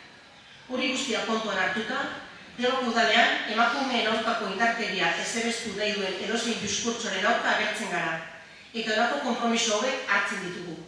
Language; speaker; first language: Basque; native; Basque